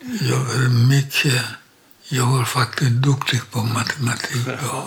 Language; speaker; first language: Swedish; non-native, learner; Polish